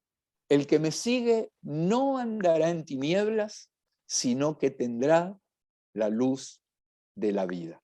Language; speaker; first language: Spanish; native; Spanish